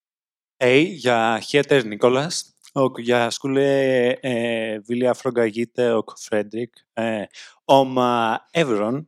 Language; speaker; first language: Swedish; non-native, fluent; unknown